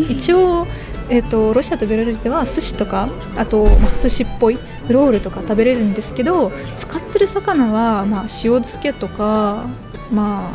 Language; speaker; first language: Japanese; non-native, fluent; Russian